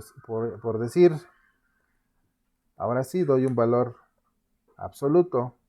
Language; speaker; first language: Spanish; native; Spanish